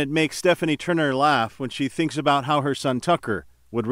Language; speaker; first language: English; native; English